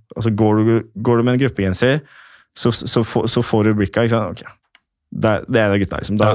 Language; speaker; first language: Norwegian; native; Norwegian